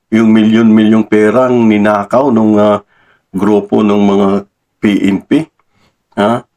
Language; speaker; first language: Filipino; non-native, local second language; Cebuano